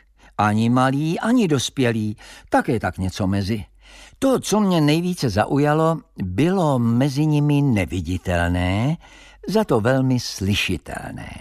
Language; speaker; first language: Czech; native; Czech